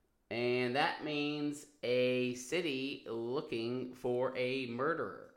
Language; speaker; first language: English; native; English